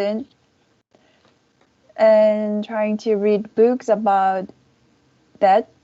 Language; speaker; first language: English; non-native, learner; Korean